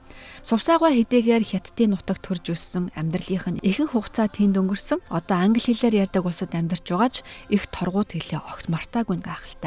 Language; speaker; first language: Mongolian; native; Mongolian